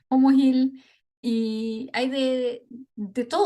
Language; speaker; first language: Spanish; native; Spanish